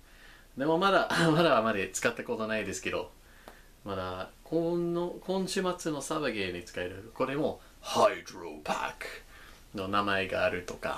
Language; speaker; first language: Japanese; non-native, learner; English